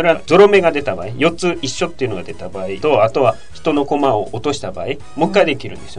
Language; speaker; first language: Japanese; native; Japanese